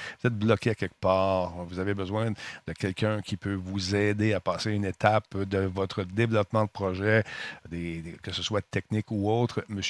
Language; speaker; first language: French; native; French